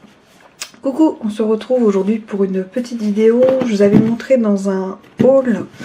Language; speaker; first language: French; native; French